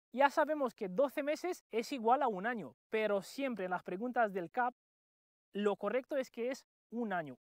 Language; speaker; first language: Spanish; non-native, fluent; Romanian